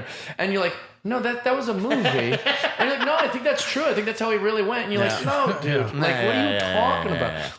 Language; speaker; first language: English; native; English